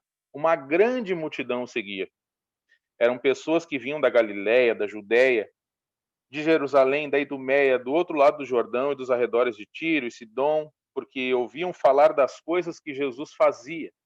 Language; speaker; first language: Portuguese; native; Portuguese